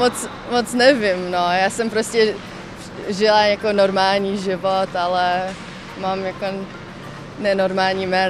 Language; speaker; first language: Czech; non-native, local second language; English